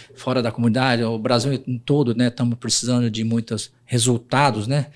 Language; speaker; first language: Portuguese; native; Portuguese